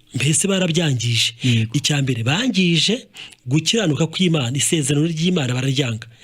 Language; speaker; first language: Kinyarwanda; early bilingual, heritage; Kinyarwanda